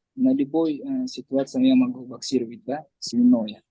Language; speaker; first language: Russian; non-native, learner; Uzbek